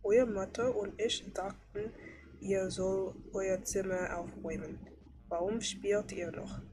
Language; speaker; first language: German; non-native, learner; English